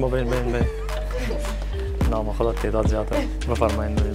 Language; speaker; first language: Persian; native; Persian